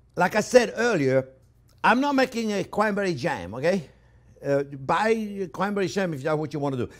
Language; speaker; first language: English; non-native, fluent; French